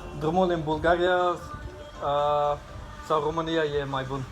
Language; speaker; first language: Romanian; non-native, learner; Bulgarian